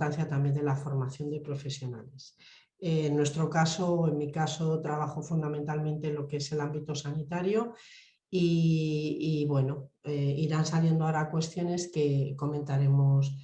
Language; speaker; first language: Spanish; native; Spanish